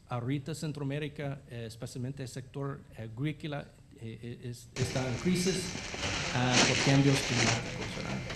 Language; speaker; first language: Spanish; non-native, fluent; English